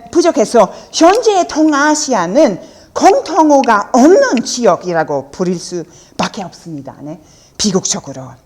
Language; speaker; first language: Korean; non-native, learner; German